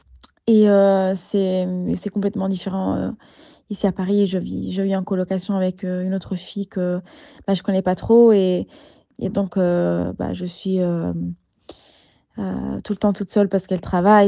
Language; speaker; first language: French; non-native, fluent; Italian